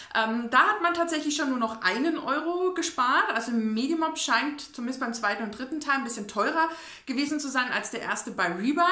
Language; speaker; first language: German; native; German